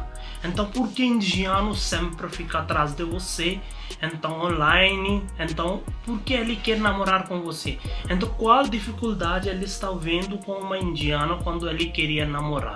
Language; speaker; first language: Portuguese; non-native, learner; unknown